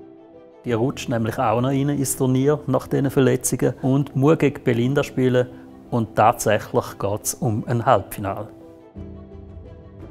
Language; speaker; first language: German; native; German